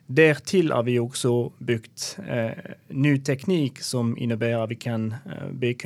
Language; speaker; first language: Swedish; non-native, fluent; French